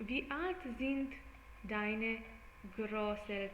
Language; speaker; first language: German; non-native, learner; English